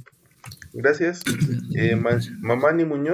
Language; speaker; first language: Spanish; native; Spanish